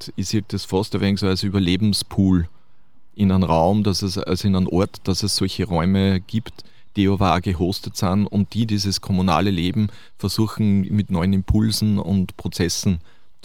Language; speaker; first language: German; native; German